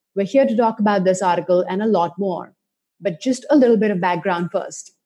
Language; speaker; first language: English; non-native, local second language; Hindi